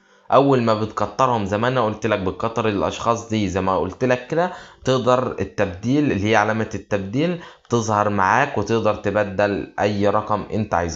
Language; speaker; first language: Arabic; native; Arabic